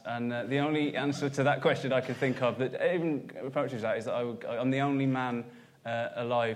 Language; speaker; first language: English; native; English